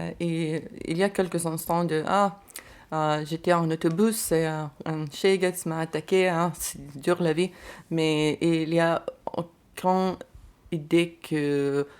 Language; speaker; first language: French; non-native, learner; Lithuanian